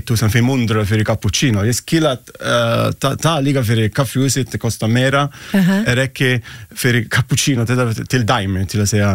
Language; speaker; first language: Icelandic; non-native, learner; Italian